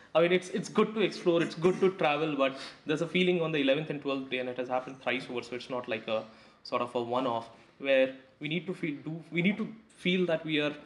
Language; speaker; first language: English; non-native, local second language; Hindi